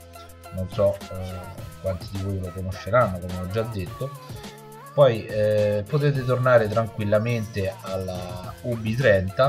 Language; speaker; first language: Italian; native; Italian